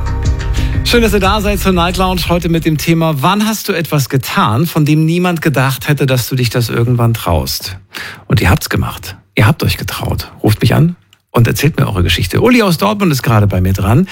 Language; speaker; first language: German; native; German